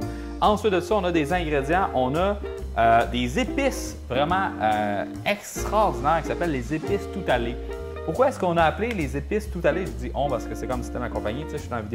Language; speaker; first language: French; native; French